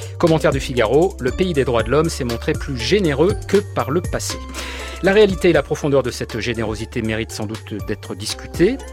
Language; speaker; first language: French; native; French